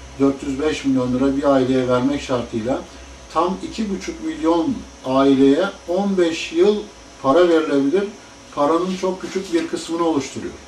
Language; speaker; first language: Turkish; native; Turkish